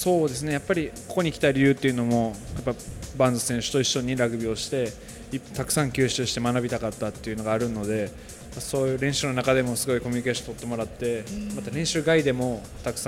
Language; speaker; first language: Japanese; native; Japanese